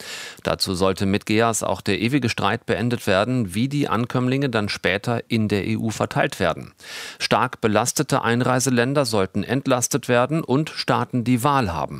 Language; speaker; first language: German; native; German